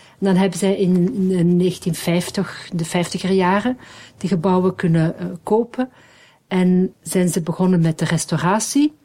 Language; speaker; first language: Dutch; native; Dutch